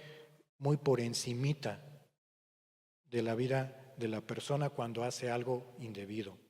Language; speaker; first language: Spanish; native; Spanish